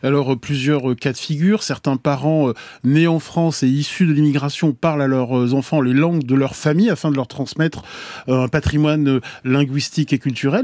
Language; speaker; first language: French; native; French